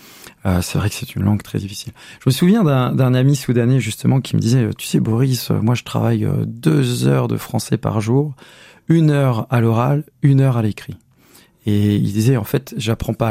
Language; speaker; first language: French; native; French